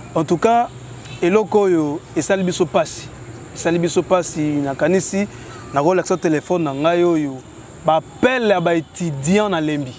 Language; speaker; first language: Lingala; native; Lingala